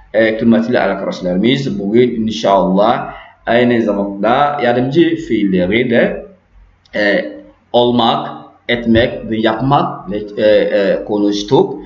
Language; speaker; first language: Turkish; non-native, fluent; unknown